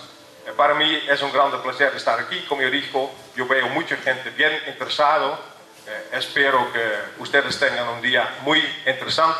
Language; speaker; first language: Spanish; non-native, fluent; Dutch